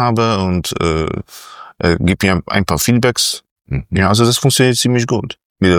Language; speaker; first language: German; non-native, fluent; Polish